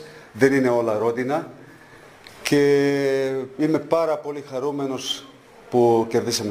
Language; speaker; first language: Greek; non-native, fluent; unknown